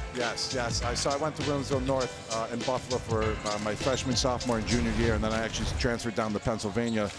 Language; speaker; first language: English; native; English